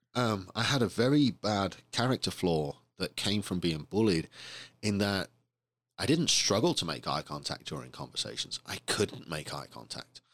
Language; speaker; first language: English; native; English